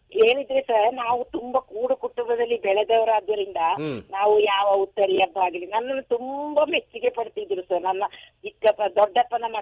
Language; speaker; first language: Kannada; non-native, local second language; Kodava